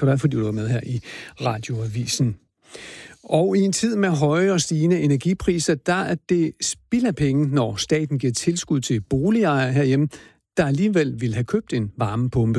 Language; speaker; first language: Danish; native; Danish